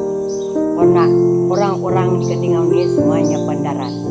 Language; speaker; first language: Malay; non-native, local second language; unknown